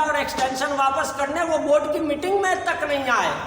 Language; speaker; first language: Hindi; native; Hindi